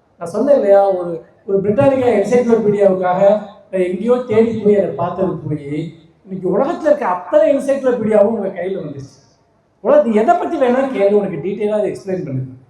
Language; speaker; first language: Tamil; native; Tamil